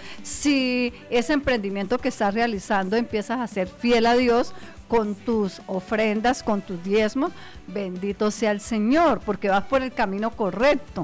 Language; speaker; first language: Spanish; native; Spanish